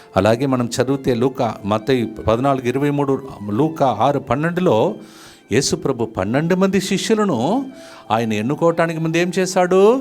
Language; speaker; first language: Telugu; non-native, fluent; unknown